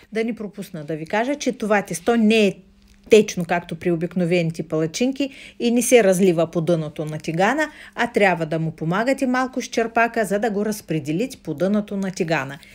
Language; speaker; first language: Bulgarian; non-native, fluent; Russian